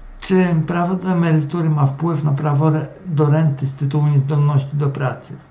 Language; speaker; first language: Polish; native; Polish